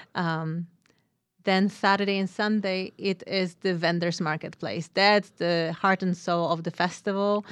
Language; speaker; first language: English; non-native, fluent; Polish